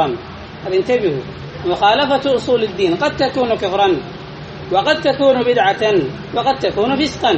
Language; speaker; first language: Arabic; native; Arabic